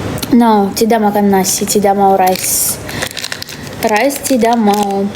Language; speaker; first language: Indonesian; non-native, fluent; Russian